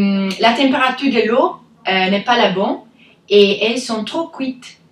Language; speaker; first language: French; non-native, learner; Italian